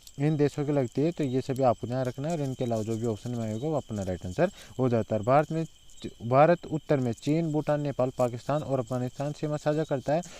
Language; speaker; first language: Hindi; native; Hindi